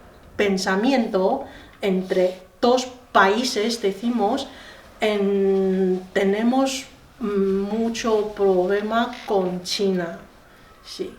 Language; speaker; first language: Spanish; non-native, learner; Chinese